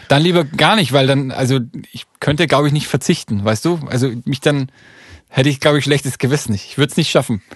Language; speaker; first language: German; native; German